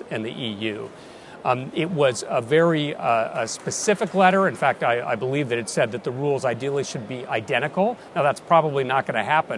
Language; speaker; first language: English; native; English